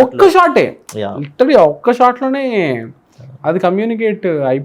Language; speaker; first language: Telugu; native; Telugu